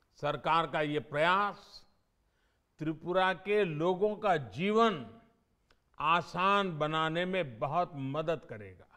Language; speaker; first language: Hindi; native; Hindi